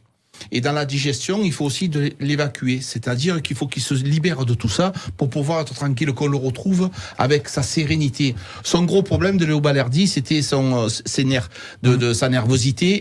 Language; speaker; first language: French; native; French